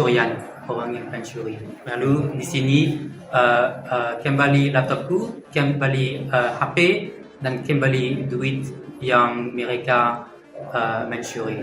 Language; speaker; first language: Indonesian; non-native, learner; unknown